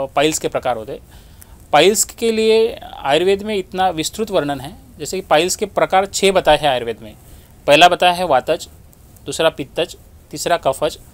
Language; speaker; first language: Hindi; non-native, local second language; Marathi